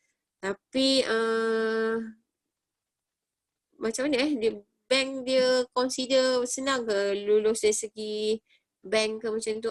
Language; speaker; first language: Malay; native; Malay